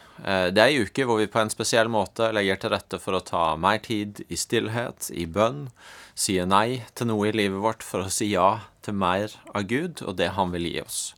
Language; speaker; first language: Norwegian; native; Norwegian